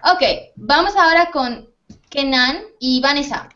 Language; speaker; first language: Spanish; native; Spanish